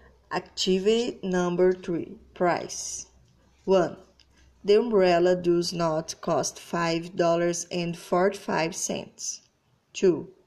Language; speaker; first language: English; non-native, learner; Portuguese